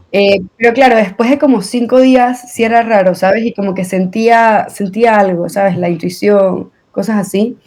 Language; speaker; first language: Spanish; native; Spanish